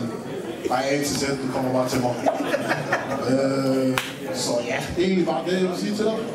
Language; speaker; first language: Danish; early bilingual, other home language; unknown